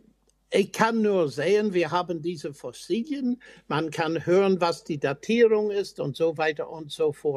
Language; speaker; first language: German; non-native, fluent; English